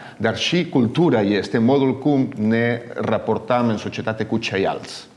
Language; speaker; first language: Romanian; non-native, fluent; Spanish